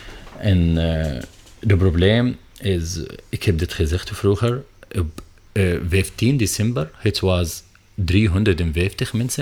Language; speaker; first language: Dutch; non-native, learner; Arabic